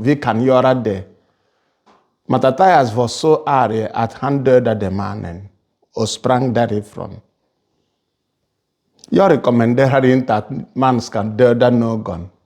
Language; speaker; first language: Swedish; non-native, fluent; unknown